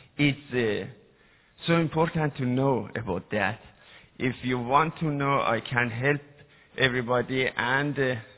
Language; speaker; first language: English; non-native, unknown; Persian